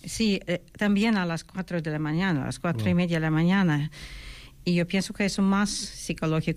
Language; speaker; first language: Spanish; non-native, fluent; Ukrainian